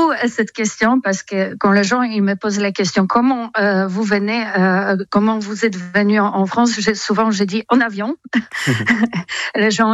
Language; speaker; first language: French; non-native, fluent; Polish